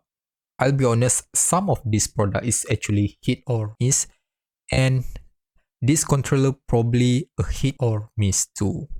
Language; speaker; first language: English; non-native, fluent; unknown